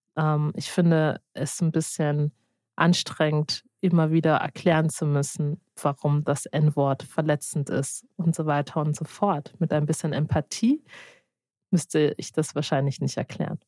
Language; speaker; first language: German; native; German